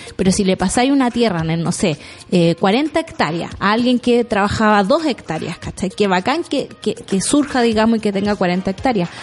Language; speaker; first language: Spanish; native; Spanish